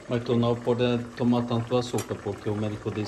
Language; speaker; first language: Portuguese; non-native, fluent; Norwegian